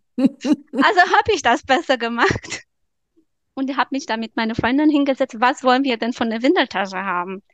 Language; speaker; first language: German; non-native, fluent; Romanian